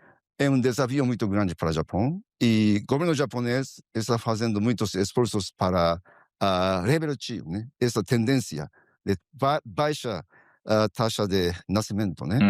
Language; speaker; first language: Portuguese; non-native, fluent; Japanese